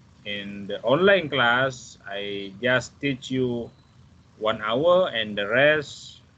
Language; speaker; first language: English; non-native, fluent; Malay